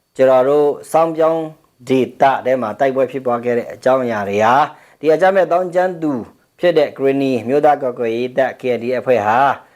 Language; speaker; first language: Burmese; non-native, local second language; Pa'o Karen